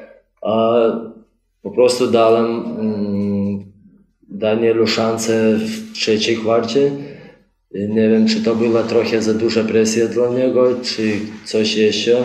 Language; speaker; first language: Polish; non-native, fluent; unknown